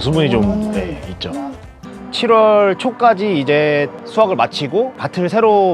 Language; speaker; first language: Korean; native; Korean